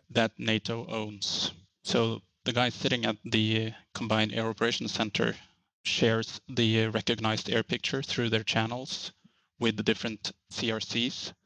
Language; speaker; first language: English; non-native, fluent; Norwegian